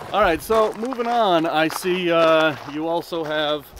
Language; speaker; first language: English; native; English